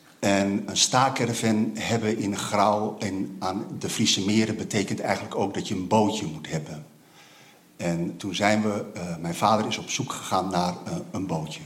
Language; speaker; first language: Dutch; native; Dutch